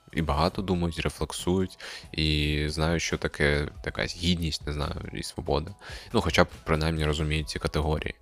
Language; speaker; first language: Ukrainian; non-native, local second language; Russian